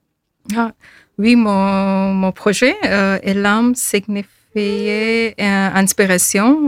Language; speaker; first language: French; non-native, fluent; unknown